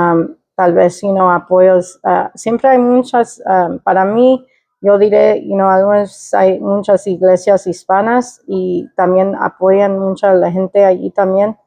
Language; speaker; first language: Spanish; early bilingual, heritage; Spanish